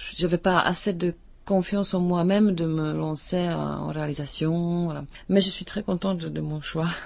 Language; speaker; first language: French; non-native, fluent; Czech